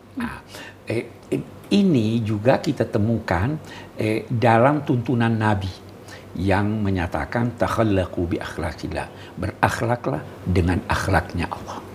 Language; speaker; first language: Indonesian; native; Indonesian